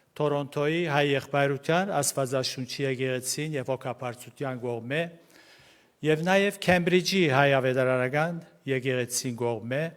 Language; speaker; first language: Armenian; native; Armenian